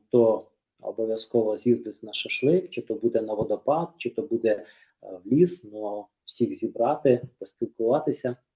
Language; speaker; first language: Ukrainian; native; Ukrainian